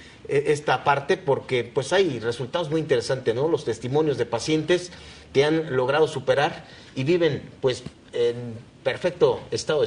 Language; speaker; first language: Spanish; native; Spanish